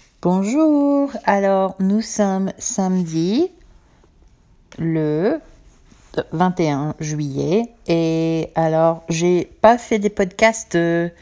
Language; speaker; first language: French; non-native, fluent; English